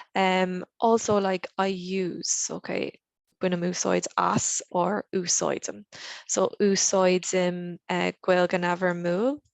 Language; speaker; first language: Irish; non-native, local second language; English